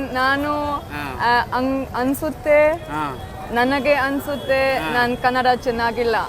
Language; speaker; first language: Kannada; non-native, learner; English